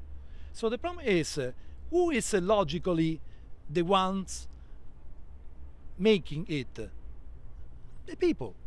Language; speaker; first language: English; non-native, fluent; Italian